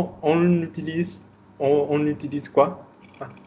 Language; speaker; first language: French; non-native, fluent; Vietnamese